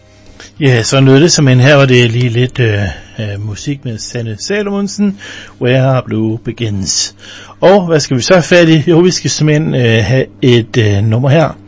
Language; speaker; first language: Danish; native; Danish